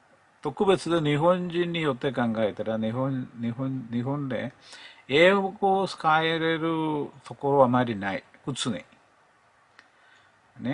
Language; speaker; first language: Japanese; non-native, learner; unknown